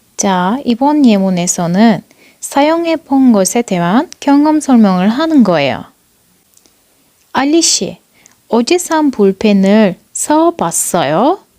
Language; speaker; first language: Korean; non-native, fluent; Turkish